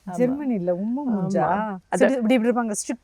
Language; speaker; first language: Tamil; native; Tamil